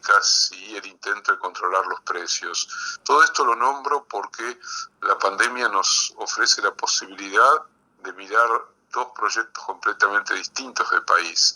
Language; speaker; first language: Spanish; native; Spanish